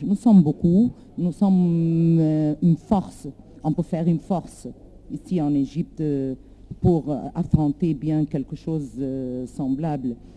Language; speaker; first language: French; non-native, learner; Arabic